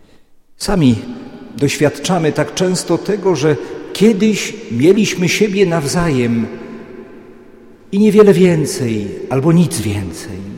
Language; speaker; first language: Polish; native; Polish